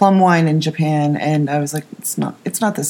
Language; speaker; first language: English; native; English